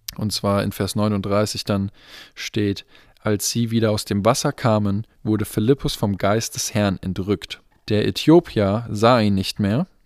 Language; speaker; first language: German; native; German